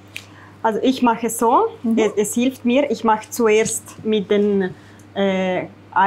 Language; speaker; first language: German; non-native, fluent; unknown